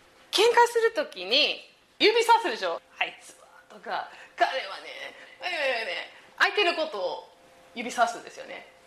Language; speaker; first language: Japanese; native; Japanese